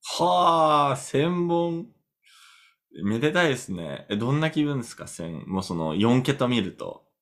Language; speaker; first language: Japanese; non-native, fluent; English